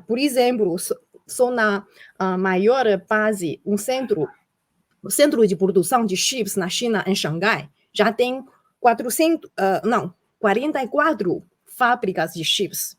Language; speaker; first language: Portuguese; non-native, fluent; Chinese